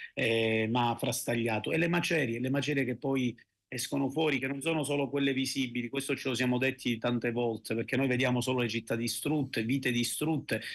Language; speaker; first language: Italian; native; Italian